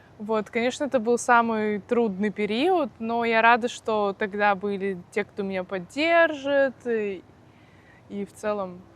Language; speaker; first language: Russian; native; Russian